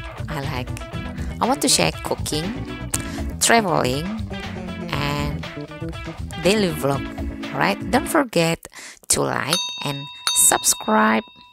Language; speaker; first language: English; non-native, learner; Indonesian